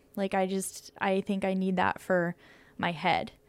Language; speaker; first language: English; native; English